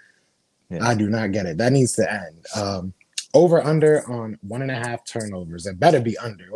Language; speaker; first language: English; native; English